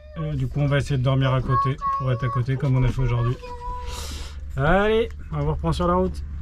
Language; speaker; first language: French; native; French